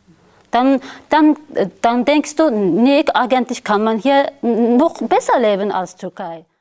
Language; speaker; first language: German; non-native, learner; Turkish